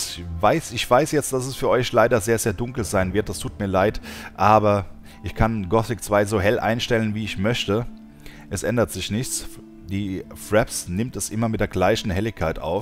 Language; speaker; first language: German; native; German